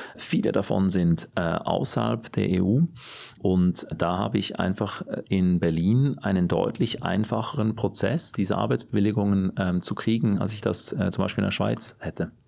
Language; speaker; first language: German; native; German